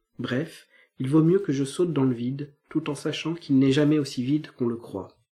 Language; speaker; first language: French; native; French